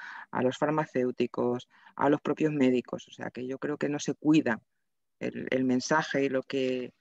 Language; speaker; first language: Spanish; native; Spanish